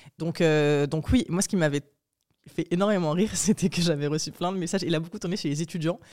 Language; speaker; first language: French; early bilingual, other home language; Arabic